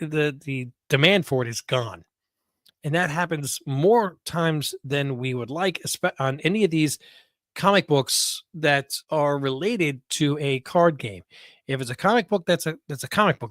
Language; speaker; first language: English; native; English